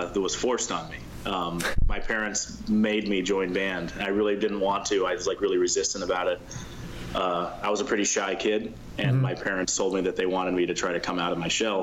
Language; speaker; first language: English; native; English